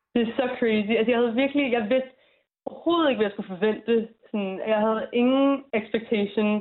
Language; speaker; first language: Danish; early bilingual, heritage; English